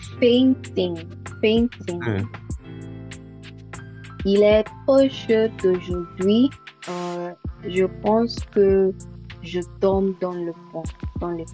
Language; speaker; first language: French; non-native, learner; Yoruba